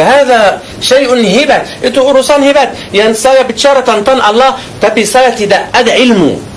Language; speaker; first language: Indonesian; non-native, learner; Arabic